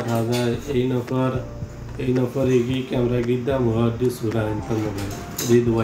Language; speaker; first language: Arabic; non-native, learner; Hindi